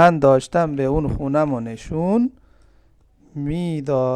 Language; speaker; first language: Persian; non-native, fluent; Urdu